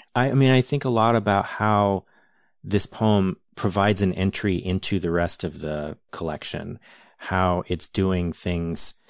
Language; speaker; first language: English; native; English